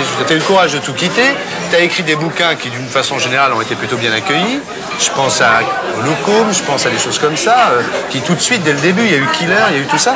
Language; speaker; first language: French; native; French